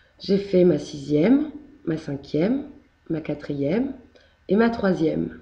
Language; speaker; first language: French; native; French